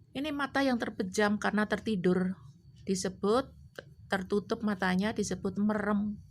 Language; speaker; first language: Indonesian; non-native, local second language; Javanese